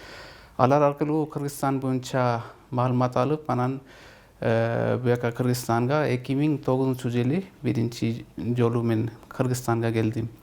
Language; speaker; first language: Kyrgyz; non-native, fluent; Urdu